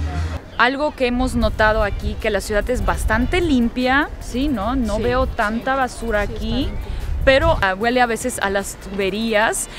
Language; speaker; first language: Spanish; early bilingual, heritage; Russian